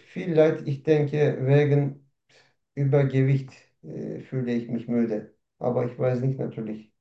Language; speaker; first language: German; non-native, learner; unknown